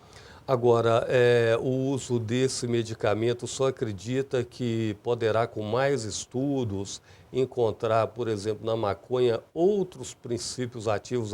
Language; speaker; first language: Portuguese; native; Portuguese